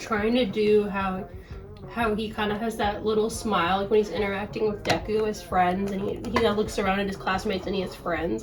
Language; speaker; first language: English; native; English